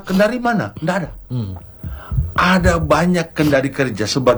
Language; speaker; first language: Indonesian; native; Indonesian